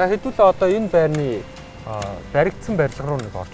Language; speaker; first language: Mongolian; native; Mongolian